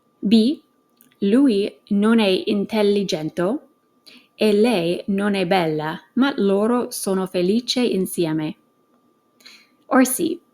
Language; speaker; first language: Italian; non-native, fluent; English